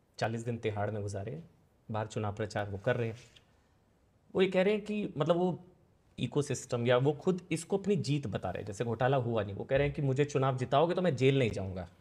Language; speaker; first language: Hindi; native; Hindi